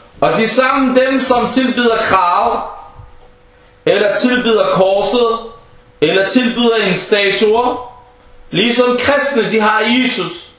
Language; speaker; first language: Danish; non-native, fluent; Arabic